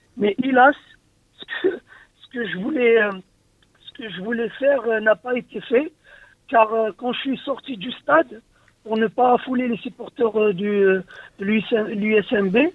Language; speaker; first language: French; non-native, local second language; Arabic